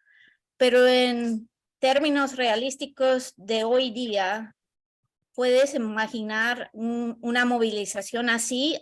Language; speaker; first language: Spanish; non-native, learner; English